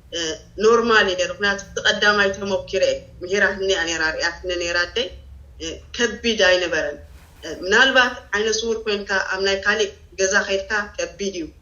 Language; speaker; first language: Tigrinya; native; Tigrinya